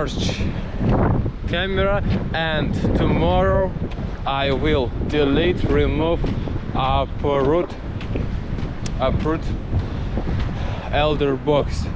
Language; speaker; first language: English; non-native, fluent; Russian